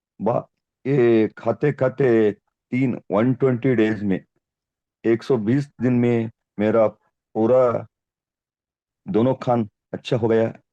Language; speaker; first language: Hindi; non-native, local second language; Kannada